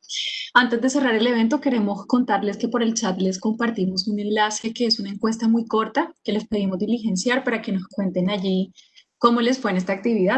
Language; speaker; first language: Spanish; native; Spanish